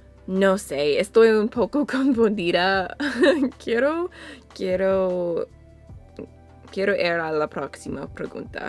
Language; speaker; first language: Spanish; non-native, learner; English